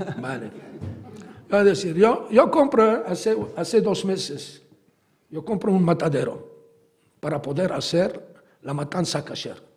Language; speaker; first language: Spanish; non-native, fluent; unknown